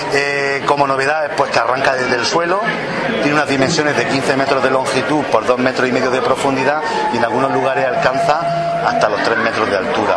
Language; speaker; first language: Spanish; native; Spanish